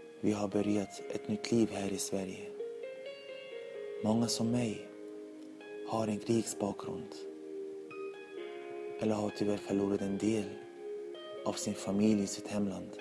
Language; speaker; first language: Swedish; non-native, learner; Arabic